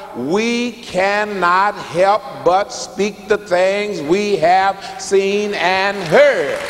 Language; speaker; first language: English; native; English